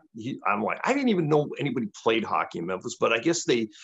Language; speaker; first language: English; native; English